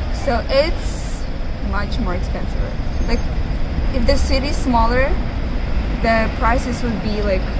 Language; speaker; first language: English; non-native, fluent; Ukrainian